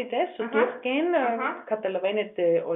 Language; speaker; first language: Greek; non-native, learner; German